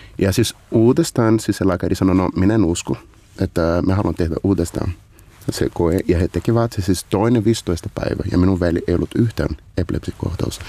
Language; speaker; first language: Finnish; non-native, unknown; Portuguese